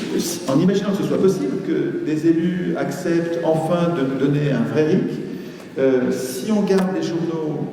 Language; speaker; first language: French; native; French